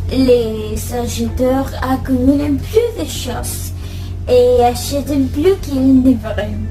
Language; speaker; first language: French; non-native, learner; Spanish